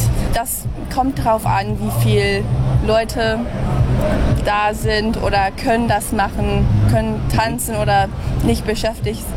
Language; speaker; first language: German; early bilingual, heritage; English